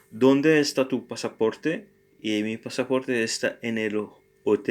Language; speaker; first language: Spanish; non-native, learner; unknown